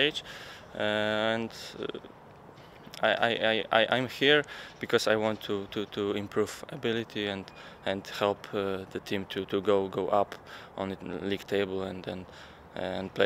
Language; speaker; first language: English; non-native, learner; Polish